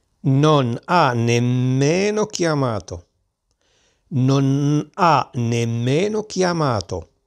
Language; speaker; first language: Italian; non-native, learner; Arabic